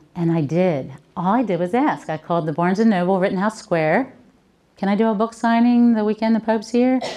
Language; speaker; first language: English; native; English